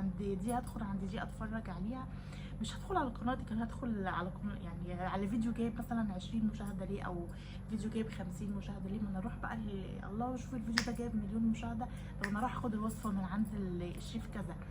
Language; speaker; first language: Arabic; native; Arabic